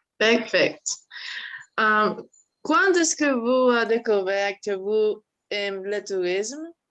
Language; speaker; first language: French; non-native, learner; Spanish